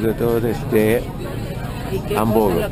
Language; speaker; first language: Spanish; non-native, fluent; German